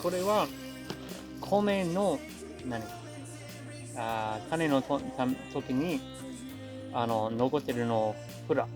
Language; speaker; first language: Japanese; non-native, learner; English